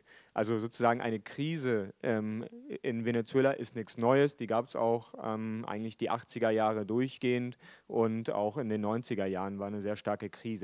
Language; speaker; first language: German; native; German